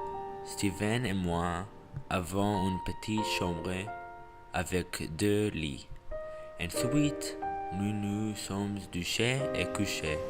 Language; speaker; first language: French; non-native, learner; English